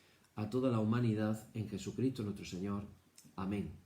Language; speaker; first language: Spanish; native; Spanish